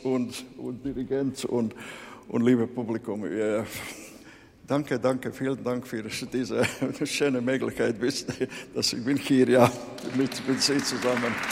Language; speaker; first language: German; non-native, learner; Latvian